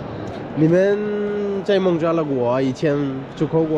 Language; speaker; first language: Chinese; non-native, learner; Bangla